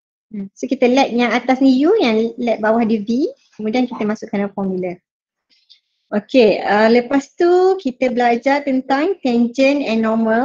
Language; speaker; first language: Malay; native; Malay